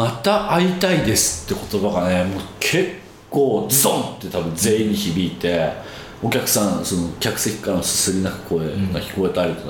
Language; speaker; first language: Japanese; native; Japanese